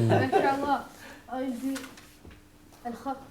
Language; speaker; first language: Arabic; non-native, learner; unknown